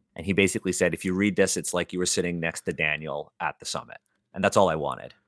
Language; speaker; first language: English; native; English